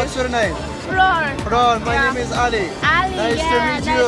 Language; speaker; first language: English; non-native, learner; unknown